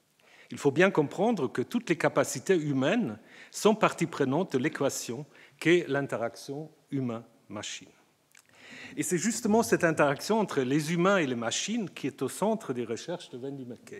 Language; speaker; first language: French; native; French